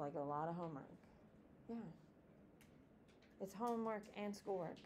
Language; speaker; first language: English; native; English